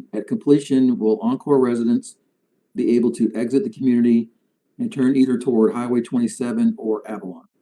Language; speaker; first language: English; native; English